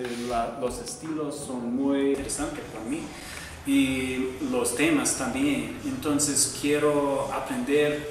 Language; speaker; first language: Spanish; non-native, learner; English